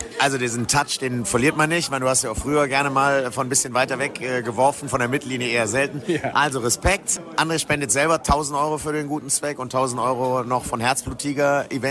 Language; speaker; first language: German; native; German